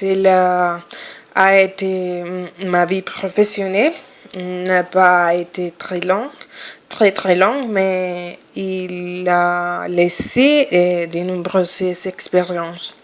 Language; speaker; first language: French; non-native, fluent; Spanish